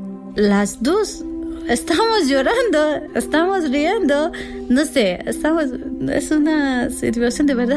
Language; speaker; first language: Spanish; non-native, learner; Persian